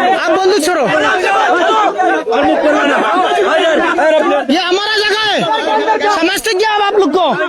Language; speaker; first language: Hindi; non-native, local second language; Bangla